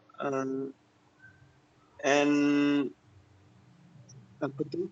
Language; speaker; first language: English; non-native, learner; Indonesian